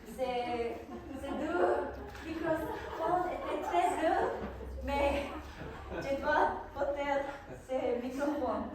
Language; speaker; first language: French; non-native, learner; Korean